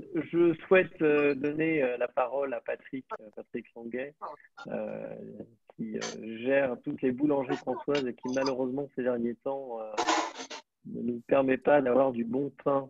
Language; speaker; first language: French; native; French